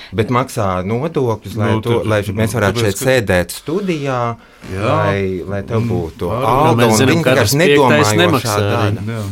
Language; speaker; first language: Latvian; non-native, local second language; Russian